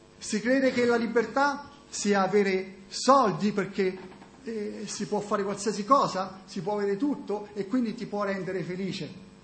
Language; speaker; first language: Italian; native; Italian